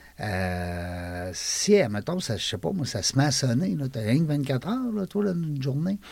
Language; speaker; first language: French; native; French